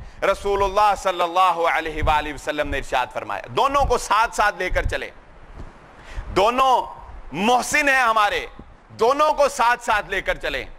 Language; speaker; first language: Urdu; non-native, local second language; Punjabi